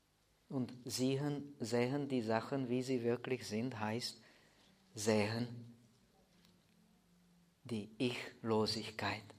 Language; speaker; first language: German; non-native, fluent; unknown